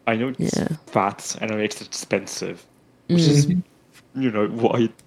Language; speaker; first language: English; non-native, fluent; French